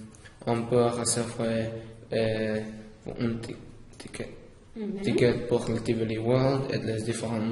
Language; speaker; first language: French; non-native, learner; English